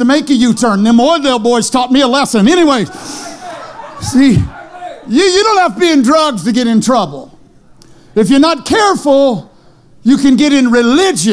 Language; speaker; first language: English; native; English